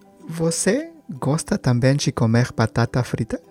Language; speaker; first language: Portuguese; non-native, learner; Spanish